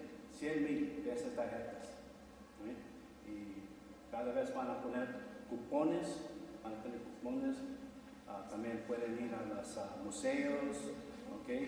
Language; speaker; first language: Spanish; non-native, learner; English